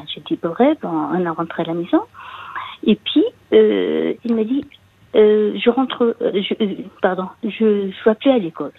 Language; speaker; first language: French; non-native, local second language; Arabic